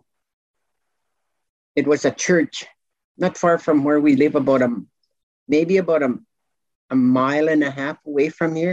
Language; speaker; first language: English; non-native, local second language; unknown